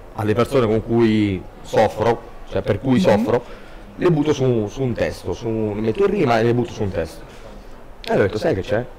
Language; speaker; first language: Italian; native; Italian